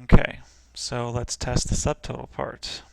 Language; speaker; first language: English; native; English